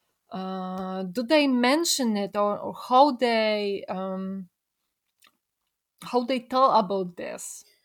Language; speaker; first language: English; non-native, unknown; Polish